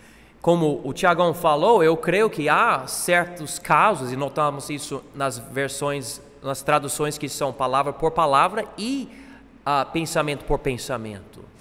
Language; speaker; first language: Portuguese; non-native, fluent; English